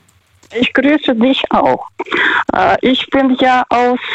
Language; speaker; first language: German; non-native, fluent; Russian